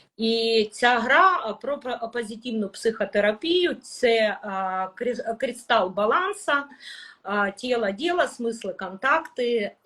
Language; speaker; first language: Ukrainian; non-native, local second language; Russian